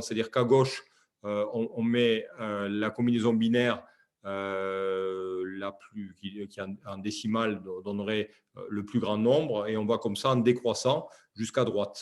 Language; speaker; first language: French; native; French